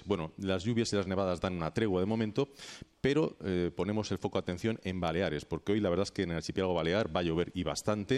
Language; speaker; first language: Spanish; native; Spanish